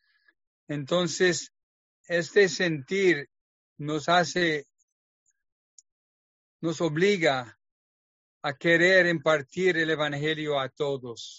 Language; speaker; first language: Spanish; non-native, fluent; English